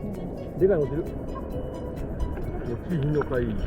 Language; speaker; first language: Japanese; native; Japanese